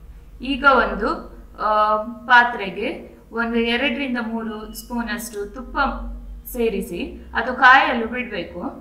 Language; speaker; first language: Kannada; native; Kannada